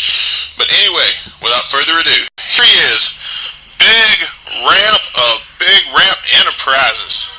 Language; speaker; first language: English; native; English